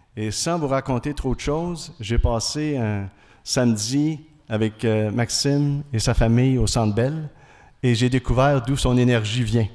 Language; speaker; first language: French; native; French